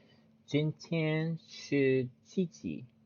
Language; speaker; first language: Chinese; non-native, learner; English